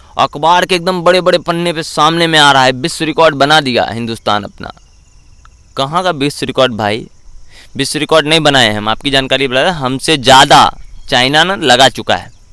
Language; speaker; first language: Hindi; native; Hindi